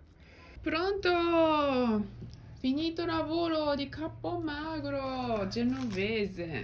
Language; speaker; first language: Italian; non-native, learner; Japanese